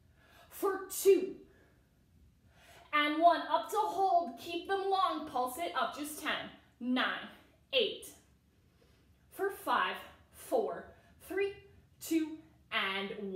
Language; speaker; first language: English; native; English